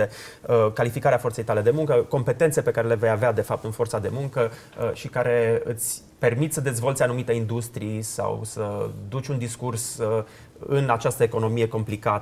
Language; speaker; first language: Romanian; native; Romanian